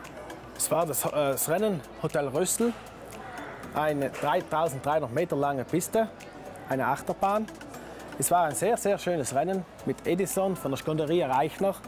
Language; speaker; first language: German; native; German